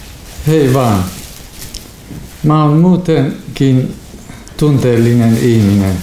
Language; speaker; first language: Finnish; non-native, fluent; Kurdish